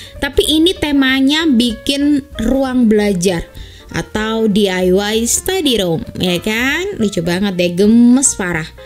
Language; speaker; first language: Indonesian; native; Indonesian